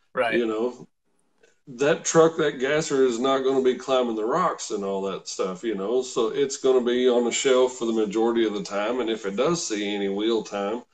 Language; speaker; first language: English; native; English